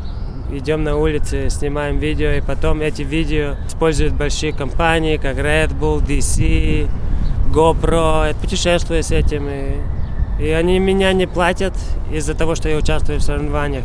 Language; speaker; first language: Russian; non-native, local second language; Latvian